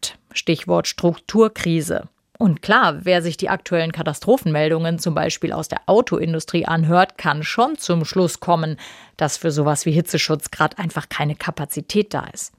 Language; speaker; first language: German; native; German